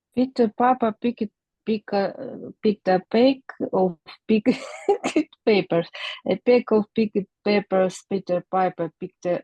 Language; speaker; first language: English; non-native, learner; Ukrainian